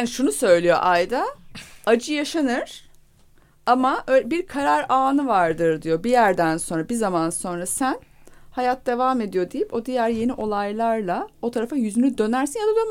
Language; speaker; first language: Turkish; native; Turkish